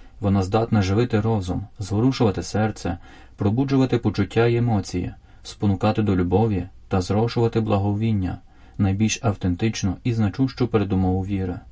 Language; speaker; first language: Ukrainian; native; Ukrainian